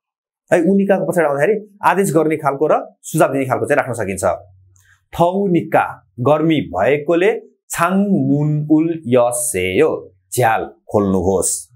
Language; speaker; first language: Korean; non-native, fluent; Nepali